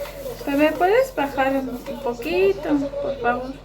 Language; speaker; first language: Spanish; non-native, fluent; Armenian